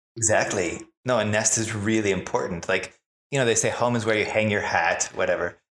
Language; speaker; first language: English; native; English